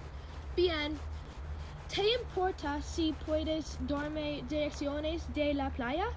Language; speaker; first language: Spanish; non-native, learner; English